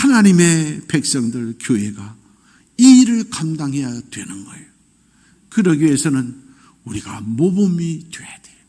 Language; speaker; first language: Korean; native; Korean